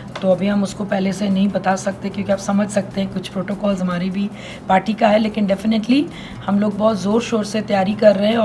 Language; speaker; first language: Hindi; non-native, local second language; Bangla